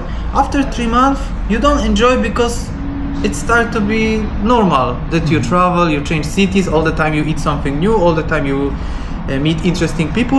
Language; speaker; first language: English; non-native, learner; Polish